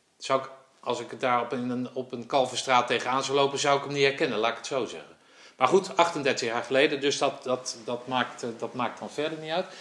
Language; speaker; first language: Dutch; native; Dutch